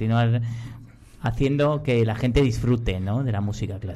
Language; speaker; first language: Spanish; native; Spanish